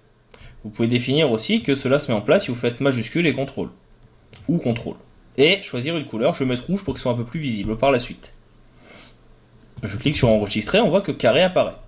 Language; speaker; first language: French; native; French